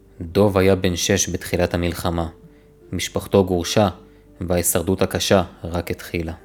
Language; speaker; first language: Hebrew; native; Hebrew